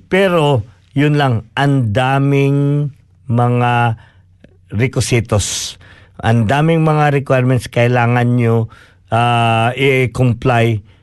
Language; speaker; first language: Filipino; native; Filipino